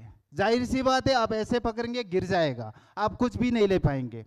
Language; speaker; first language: Hindi; non-native, local second language; Kok Borok